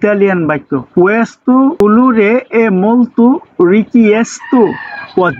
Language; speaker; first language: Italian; non-native, fluent; Bangla